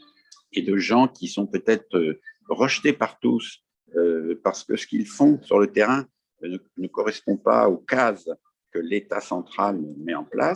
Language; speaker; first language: French; native; French